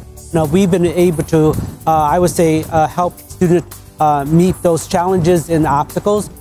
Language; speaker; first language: English; native; English